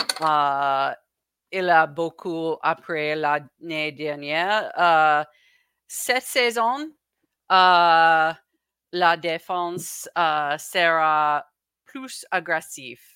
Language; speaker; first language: French; non-native, learner; English